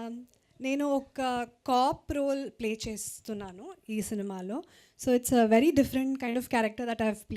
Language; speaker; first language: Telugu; non-native, learner; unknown